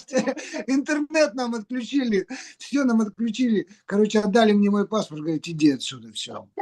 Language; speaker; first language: Russian; native; Russian